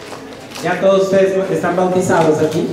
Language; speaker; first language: Spanish; native; Spanish